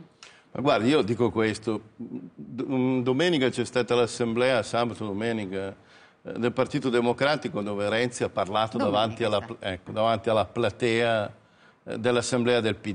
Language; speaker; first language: Italian; native; Italian